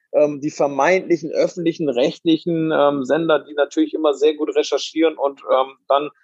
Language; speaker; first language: German; native; German